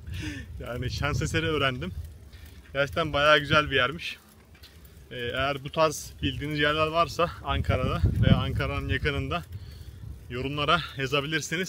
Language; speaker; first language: Turkish; native; Turkish